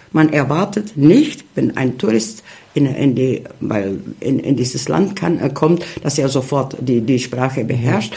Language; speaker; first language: German; early bilingual, heritage; German